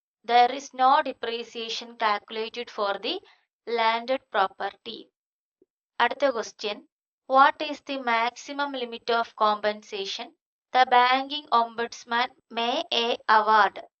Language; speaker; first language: English; non-native, local second language; Malayalam